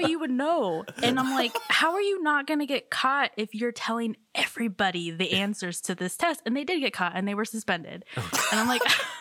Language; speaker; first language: English; native; English